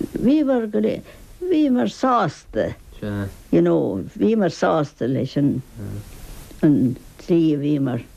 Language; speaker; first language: Irish; native; Irish